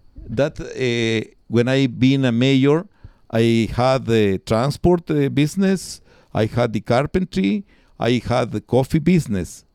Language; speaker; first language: English; non-native, learner; Spanish